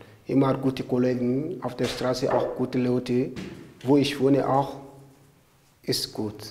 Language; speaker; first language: German; non-native, learner; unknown